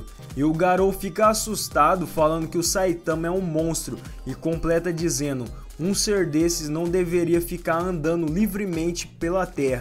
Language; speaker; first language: Portuguese; native; Portuguese